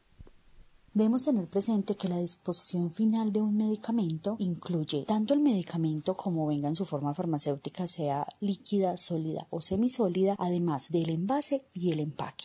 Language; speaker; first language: Spanish; native; Spanish